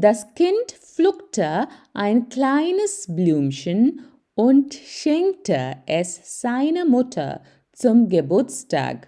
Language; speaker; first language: German; non-native, fluent; Malayalam